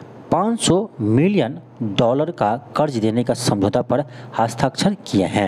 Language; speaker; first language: Hindi; native; Hindi